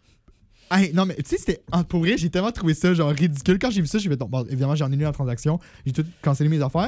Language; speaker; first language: French; native; French